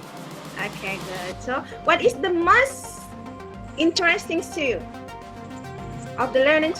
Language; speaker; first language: English; non-native, fluent; Indonesian